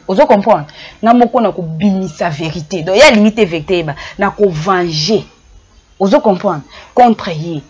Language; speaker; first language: Lingala; native; Lingala